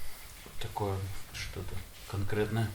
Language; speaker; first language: Russian; native; Russian